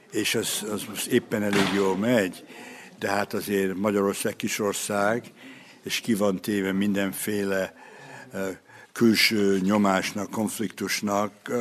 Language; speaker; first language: Hungarian; early bilingual, heritage; Hungarian